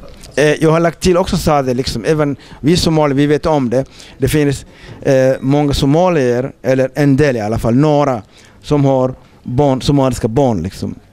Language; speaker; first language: Swedish; non-native, fluent; Somali